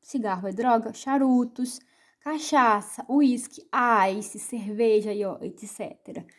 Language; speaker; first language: Portuguese; native; Portuguese